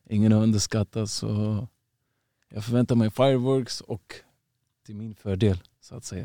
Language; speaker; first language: Swedish; early bilingual, other home language; Uzbek